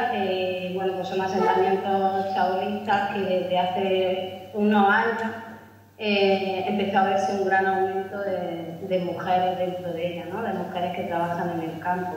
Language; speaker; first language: Spanish; native; Spanish